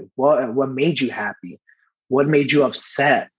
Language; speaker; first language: English; early bilingual, other home language; Persian